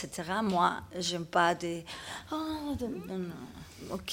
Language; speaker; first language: French; non-native, learner; Spanish